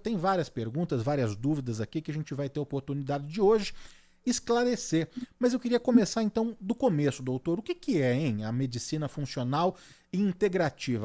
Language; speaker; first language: Portuguese; native; Portuguese